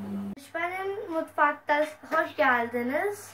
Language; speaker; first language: Turkish; non-native, learner; Urdu